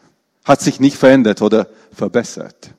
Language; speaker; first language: German; non-native, fluent; Romanian